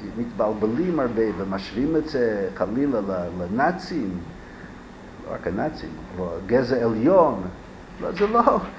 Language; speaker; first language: Hebrew; non-native, fluent; English